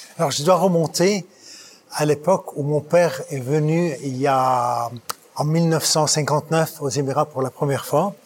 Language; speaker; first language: French; non-native, local second language; Arabic